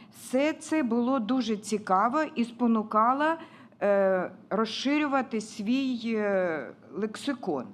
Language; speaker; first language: Ukrainian; non-native, local second language; Russian